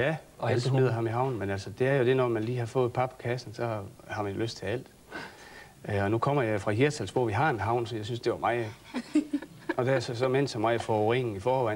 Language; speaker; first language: Danish; native; Danish